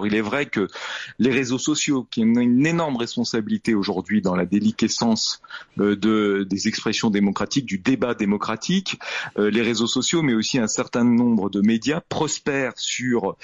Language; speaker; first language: French; native; French